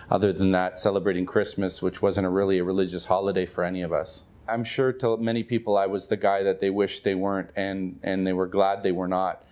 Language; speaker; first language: English; native; English